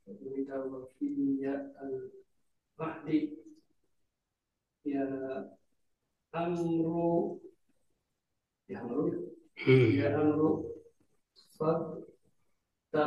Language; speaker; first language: Arabic; non-native, learner; Indonesian